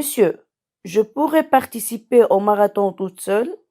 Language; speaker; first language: French; non-native, local second language; Arabic